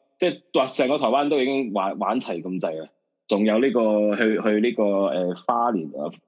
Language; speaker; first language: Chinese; non-native, local second language; Cantonese